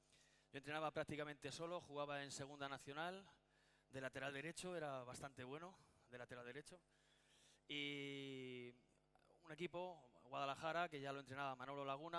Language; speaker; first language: Spanish; native; Spanish